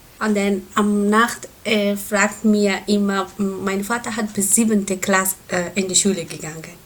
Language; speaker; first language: German; non-native, learner; Persian